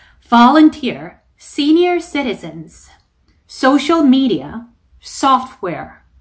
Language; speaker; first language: English; non-native, fluent; Korean